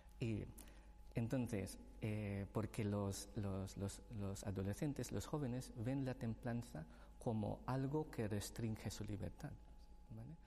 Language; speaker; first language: Spanish; non-native, fluent; Filipino